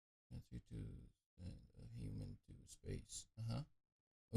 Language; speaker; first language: English; non-native, fluent; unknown